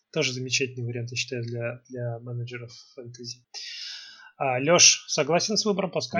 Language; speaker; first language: Russian; native; Russian